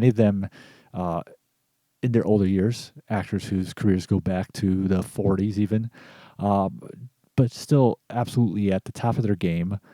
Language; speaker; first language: English; native; English